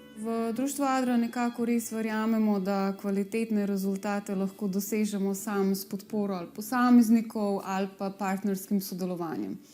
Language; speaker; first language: Slovenian; native; Slovenian